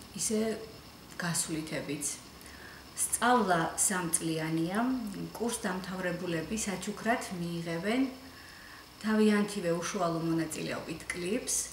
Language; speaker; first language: Georgian; native; Georgian